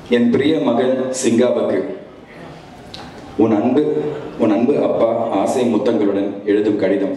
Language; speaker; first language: Tamil; native; Tamil